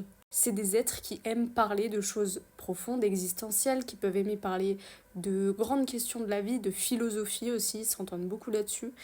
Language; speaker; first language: French; native; French